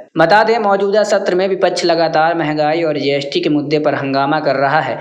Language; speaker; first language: Hindi; native; Hindi